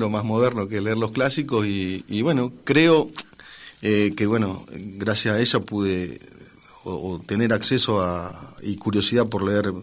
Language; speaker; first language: Spanish; native; Spanish